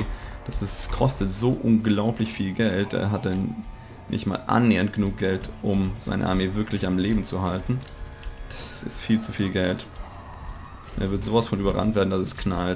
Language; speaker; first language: German; native; German